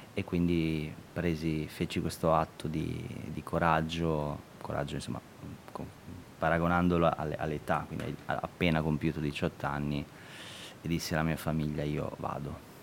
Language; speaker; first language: Italian; early bilingual, other home language; Albanian